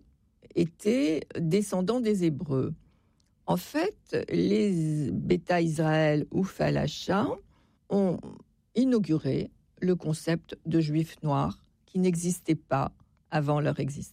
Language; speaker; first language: French; native; French